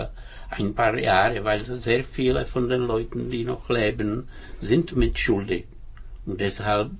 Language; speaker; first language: German; non-native, fluent; Czech